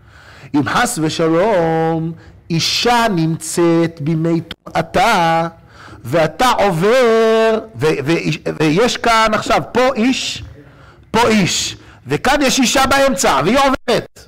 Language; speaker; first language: Hebrew; native; Hebrew